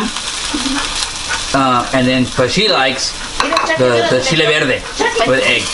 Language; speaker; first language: English; early bilingual, other home language; Spanish